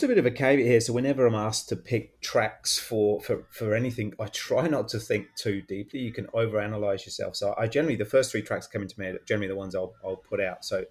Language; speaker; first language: English; native; English